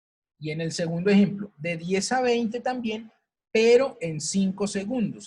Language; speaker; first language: Spanish; native; Spanish